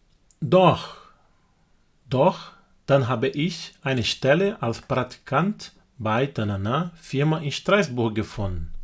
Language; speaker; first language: German; non-native, fluent; Portuguese